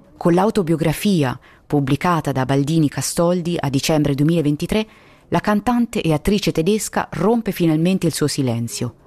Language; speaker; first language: Italian; native; Italian